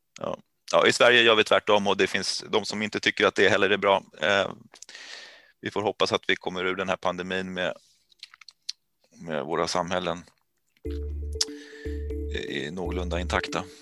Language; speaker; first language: Swedish; native; Swedish